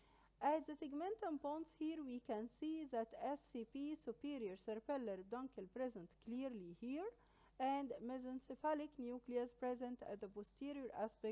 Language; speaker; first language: English; non-native, local second language; Arabic